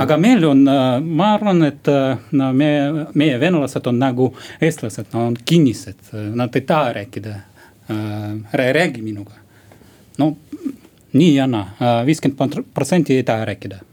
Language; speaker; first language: Estonian; non-native, local second language; Russian